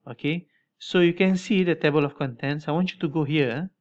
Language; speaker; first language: English; non-native, local second language; Malay